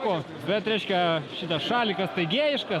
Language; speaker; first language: Lithuanian; native; Lithuanian